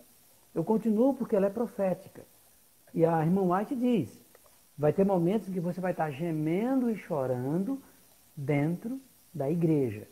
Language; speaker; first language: Portuguese; native; Portuguese